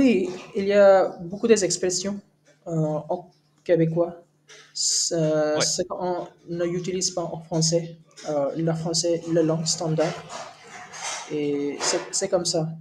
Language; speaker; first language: French; non-native, learner; Hindi